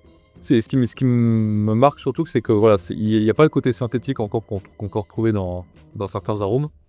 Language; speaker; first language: French; native; French